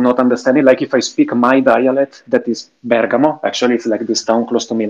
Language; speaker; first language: English; non-native, fluent; Italian